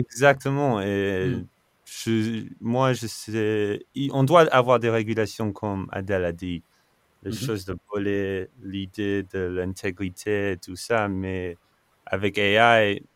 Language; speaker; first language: French; non-native, fluent; English